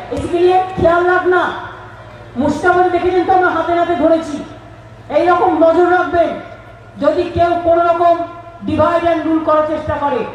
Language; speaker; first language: Hindi; non-native, local second language; Bangla